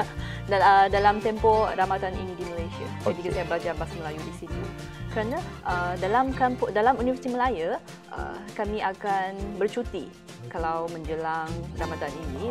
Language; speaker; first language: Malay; non-native, fluent; Chinese